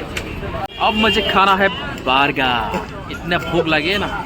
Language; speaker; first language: Hindi; non-native, local second language; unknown